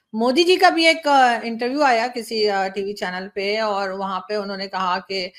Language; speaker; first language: Urdu; native; Urdu